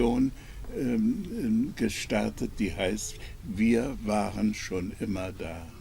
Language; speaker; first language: German; non-native, fluent; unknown